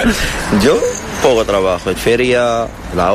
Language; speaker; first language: Spanish; non-native, learner; Arabic